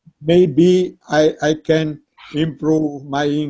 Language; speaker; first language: English; non-native, learner; Italian